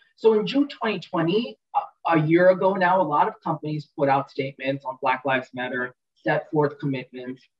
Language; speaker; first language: English; native; English